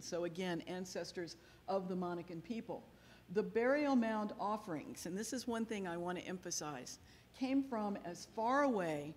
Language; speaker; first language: English; native; English